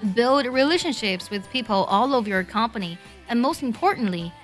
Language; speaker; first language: English; non-native, fluent; Chinese